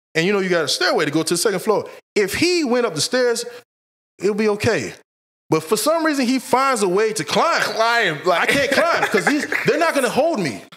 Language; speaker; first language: English; native; English